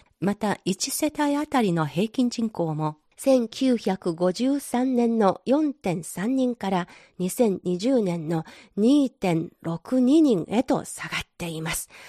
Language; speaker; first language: Japanese; non-native, fluent; Chinese